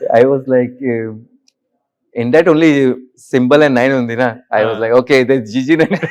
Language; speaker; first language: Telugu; non-native, learner; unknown